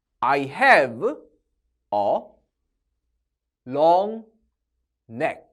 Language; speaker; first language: English; non-native, fluent; Korean